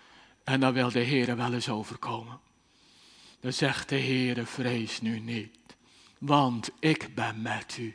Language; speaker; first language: Dutch; native; Dutch